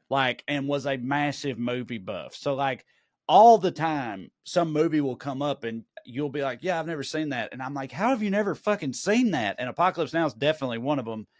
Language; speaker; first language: English; native; English